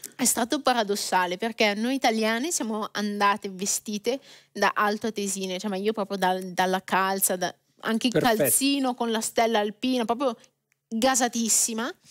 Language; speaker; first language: Italian; native; Italian